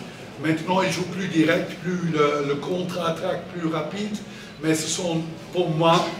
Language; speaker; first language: French; non-native, learner; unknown